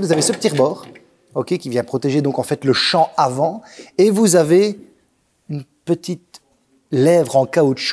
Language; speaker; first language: French; native; French